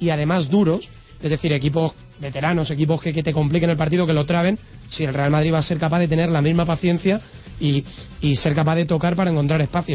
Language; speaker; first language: Spanish; native; Spanish